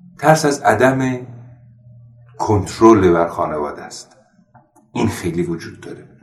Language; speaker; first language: Persian; non-native, local second language; Armenian